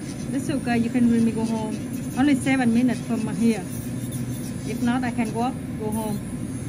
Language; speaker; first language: English; non-native, learner; Vietnamese